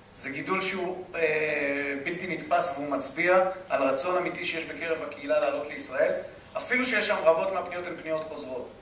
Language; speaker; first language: Hebrew; native; Hebrew